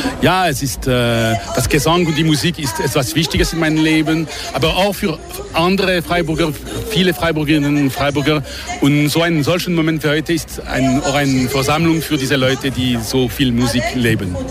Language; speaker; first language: German; non-native, local second language; French